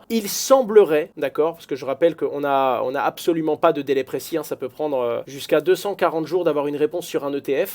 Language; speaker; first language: French; native; French